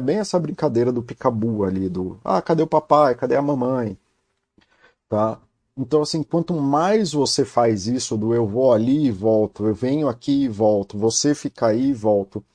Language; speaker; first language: Portuguese; native; Portuguese